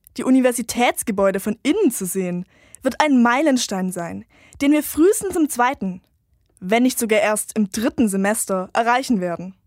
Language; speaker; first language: German; native; German